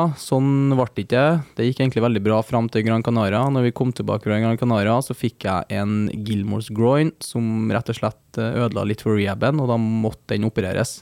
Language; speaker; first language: Norwegian; native; Norwegian